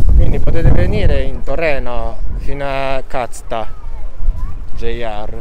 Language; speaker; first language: Italian; non-native, learner; Japanese